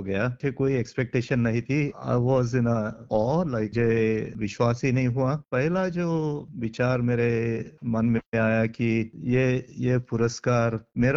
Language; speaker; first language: Hindi; non-native, local second language; Marathi